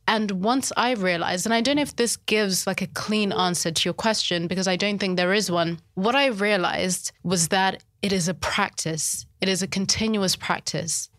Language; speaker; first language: English; early bilingual, other home language; Shona